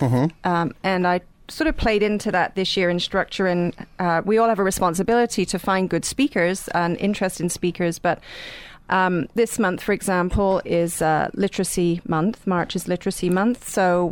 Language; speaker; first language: English; native; English